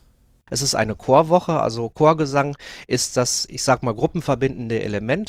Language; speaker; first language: German; native; German